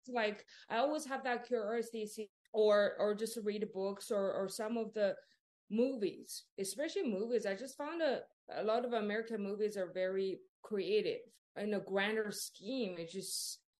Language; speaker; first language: English; non-native, fluent; Chinese